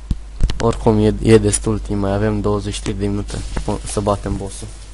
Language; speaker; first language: Romanian; native; Romanian